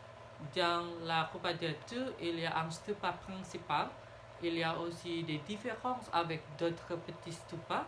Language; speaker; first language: French; non-native, learner; Indonesian